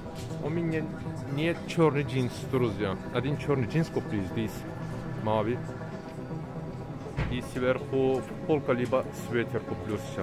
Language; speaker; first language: Russian; non-native, learner; Turkish